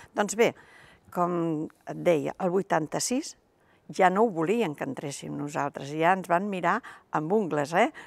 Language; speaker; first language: Catalan; native; Catalan